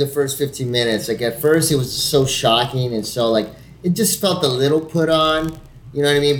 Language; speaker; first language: English; non-native, fluent; Spanish